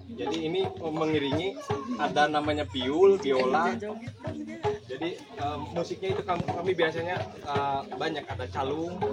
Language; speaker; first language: Indonesian; non-native, local second language; Sundanese